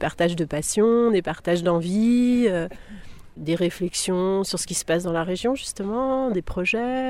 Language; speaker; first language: French; native; French